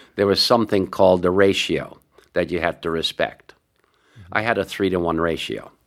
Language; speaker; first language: English; early bilingual, other home language; Hungarian